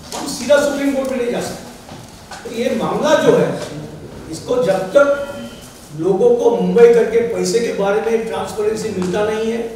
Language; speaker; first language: Hindi; non-native, local second language; Marathi